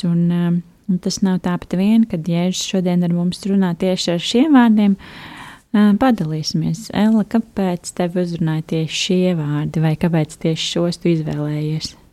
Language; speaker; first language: Latvian; native; Latvian